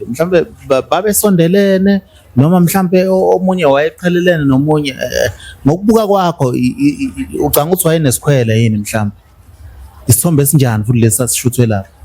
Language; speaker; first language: Zulu; native; Zulu